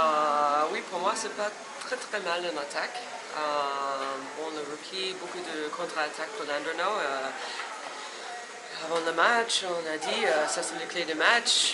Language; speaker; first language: French; non-native, fluent; English